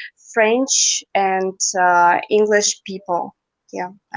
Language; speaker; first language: English; non-native, learner; Russian